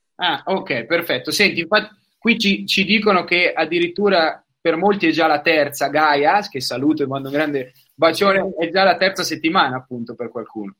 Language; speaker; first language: Italian; native; Italian